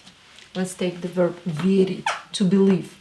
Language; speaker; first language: English; non-native, fluent; Russian